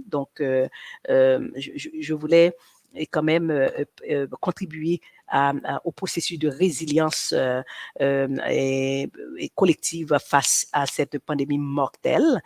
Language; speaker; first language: French; non-native, local second language; Haitian Creole